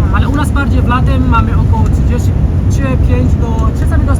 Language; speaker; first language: Polish; non-native, learner; Swahili